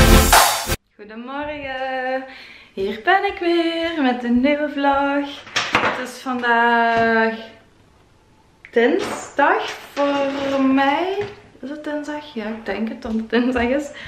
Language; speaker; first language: Dutch; native; Dutch